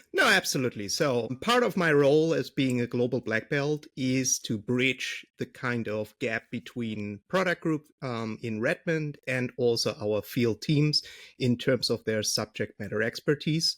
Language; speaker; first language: English; non-native, fluent; German